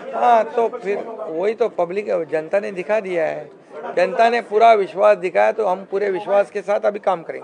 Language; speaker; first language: Hindi; non-native, local second language; Marathi